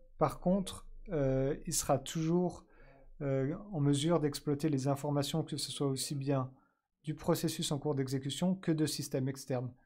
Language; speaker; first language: French; native; French